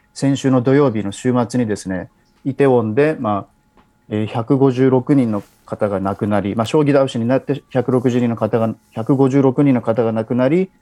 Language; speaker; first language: Japanese; native; Japanese